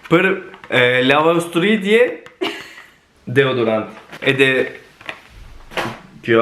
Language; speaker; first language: Albanian; non-native, learner; Turkish